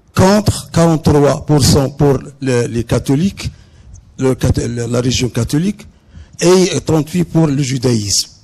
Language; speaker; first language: French; non-native, local second language; Arabic